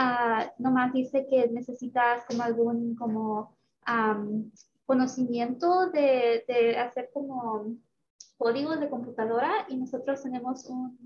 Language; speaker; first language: Spanish; early bilingual, heritage; Spanish